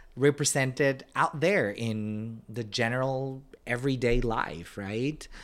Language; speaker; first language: English; non-native, fluent; Spanish